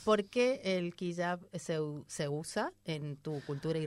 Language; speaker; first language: Spanish; native; Spanish